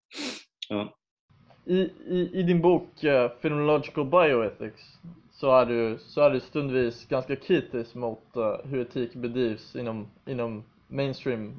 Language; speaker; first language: Swedish; native; Swedish